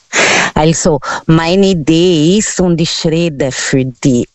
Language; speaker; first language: German; non-native, learner; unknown